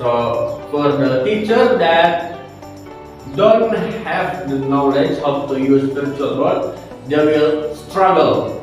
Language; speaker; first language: English; non-native, learner; Indonesian